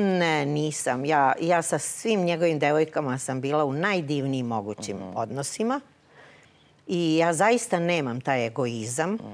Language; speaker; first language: Serbian; native; Serbian